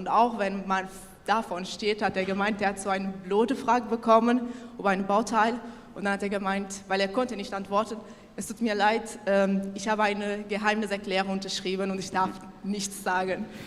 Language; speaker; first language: German; non-native, local second language; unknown